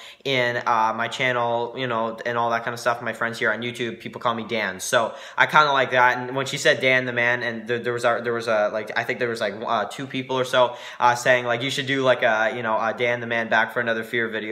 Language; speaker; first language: English; native; English